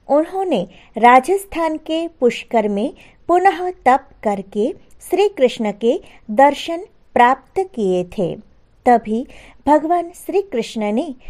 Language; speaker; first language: Hindi; non-native, local second language; Gujarati